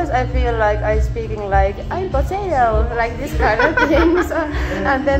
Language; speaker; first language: English; non-native, learner; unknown